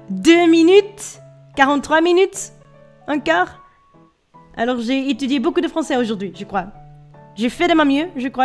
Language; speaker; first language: French; non-native, learner; Dutch